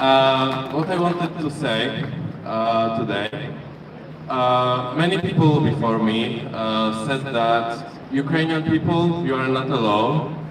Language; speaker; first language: English; non-native, fluent; Polish